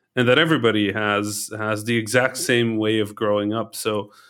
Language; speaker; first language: English; early bilingual, heritage; Dutch